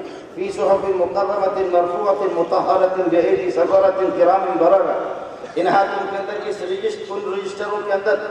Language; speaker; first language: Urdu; non-native, local second language; Brahui